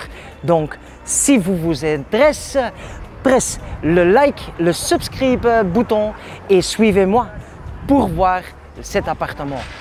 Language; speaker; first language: French; non-native, learner; Spanish